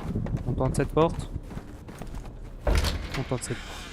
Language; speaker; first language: French; native; French